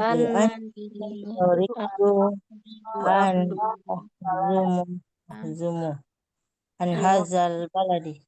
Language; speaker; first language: Arabic; non-native, learner; Indonesian